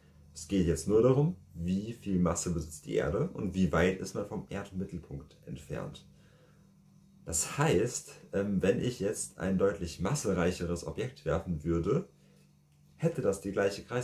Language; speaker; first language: German; native; German